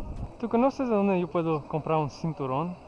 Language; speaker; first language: Spanish; non-native, learner; English